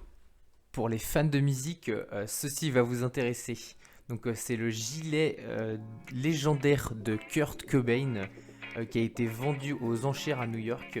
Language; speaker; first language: French; native; French